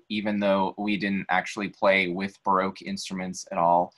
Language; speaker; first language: English; native; English